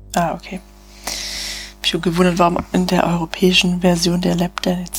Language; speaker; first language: German; native; German